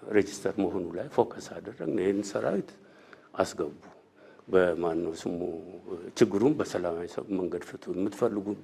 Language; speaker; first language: Amharic; non-native, local second language; Oromo